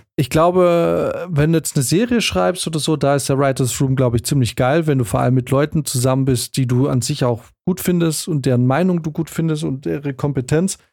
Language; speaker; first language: German; early bilingual, other home language; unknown